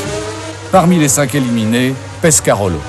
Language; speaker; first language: French; native; French